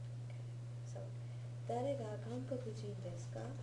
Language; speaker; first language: Japanese; non-native, learner; English